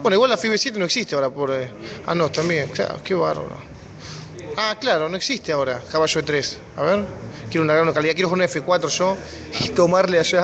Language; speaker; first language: Spanish; native; Spanish